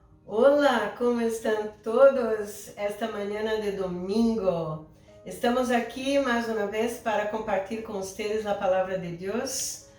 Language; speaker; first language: Spanish; non-native, fluent; Portuguese